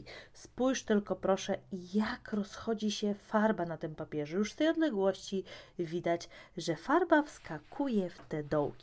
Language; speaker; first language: Polish; native; Polish